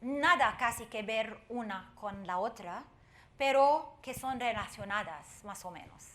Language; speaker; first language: Spanish; non-native, fluent; Arabic